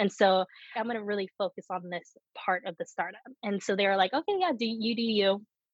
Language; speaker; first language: English; early bilingual, other home language; Korean